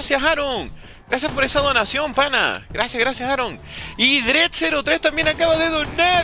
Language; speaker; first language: Spanish; native; Spanish